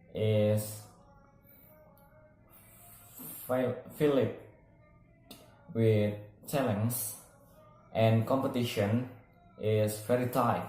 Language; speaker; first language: English; non-native, learner; Indonesian